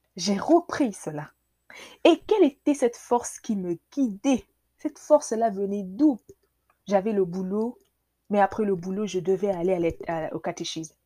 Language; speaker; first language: French; non-native, local second language; Lingala